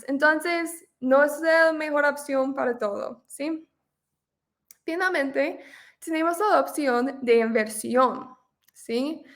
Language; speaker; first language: Spanish; non-native, fluent; English